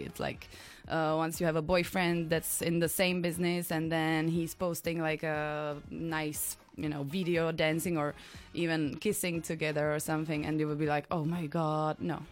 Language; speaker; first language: English; non-native, fluent; Czech